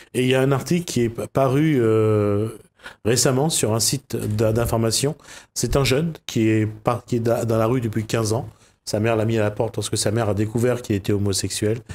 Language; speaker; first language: French; native; French